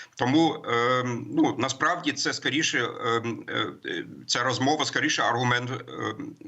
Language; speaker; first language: Ukrainian; non-native, fluent; German